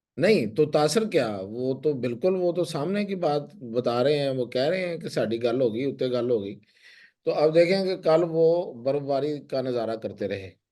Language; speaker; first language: Urdu; non-native, local second language; Punjabi